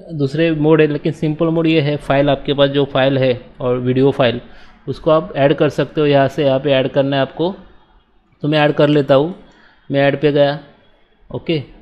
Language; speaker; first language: Hindi; native; Hindi